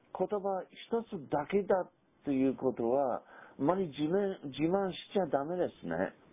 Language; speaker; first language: Japanese; non-native, fluent; Welsh